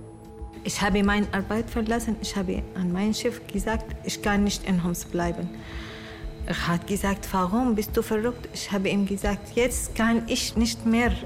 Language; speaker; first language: German; non-native, learner; Arabic